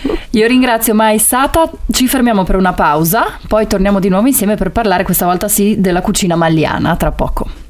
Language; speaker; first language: Italian; native; Italian